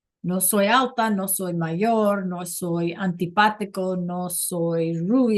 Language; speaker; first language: Spanish; non-native, learner; English